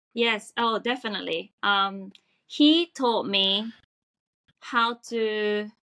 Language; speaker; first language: English; non-native, fluent; Japanese